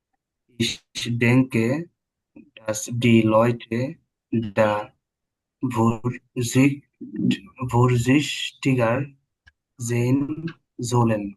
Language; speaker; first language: German; non-native, learner; Bangla